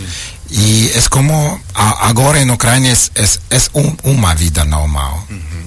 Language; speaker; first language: Spanish; non-native, learner; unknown